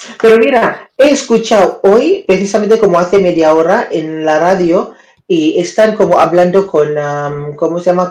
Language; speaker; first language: Spanish; non-native, learner; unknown